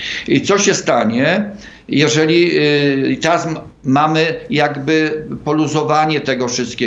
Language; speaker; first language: Polish; native; Polish